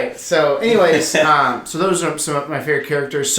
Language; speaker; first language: English; native; English